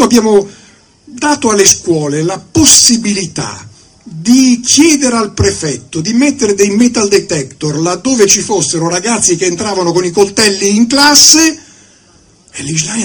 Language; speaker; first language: Italian; native; Italian